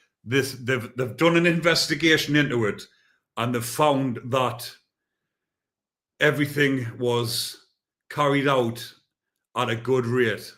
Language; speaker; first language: English; native; English